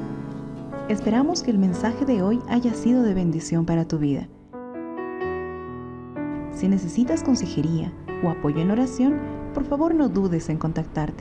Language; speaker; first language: Spanish; native; Spanish